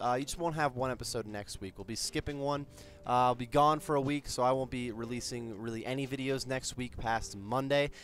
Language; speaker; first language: English; native; English